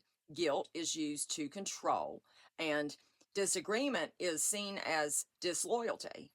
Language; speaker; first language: English; native; English